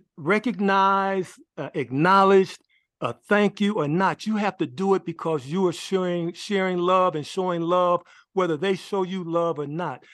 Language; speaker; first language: English; native; English